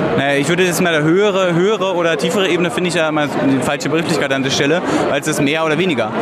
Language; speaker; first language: German; native; German